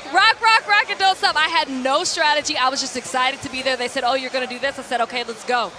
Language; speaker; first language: English; native; English